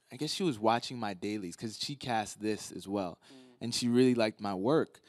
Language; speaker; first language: English; native; English